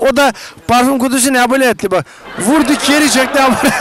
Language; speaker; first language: Turkish; native; Turkish